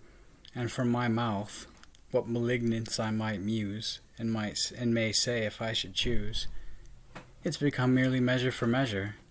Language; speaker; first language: English; native; English